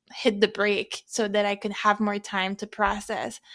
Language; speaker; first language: English; non-native, fluent; French